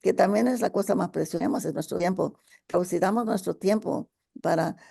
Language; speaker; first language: Spanish; early bilingual, heritage; Spanish